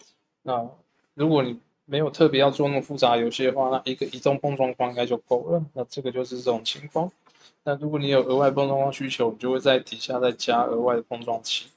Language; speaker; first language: Chinese; native; Chinese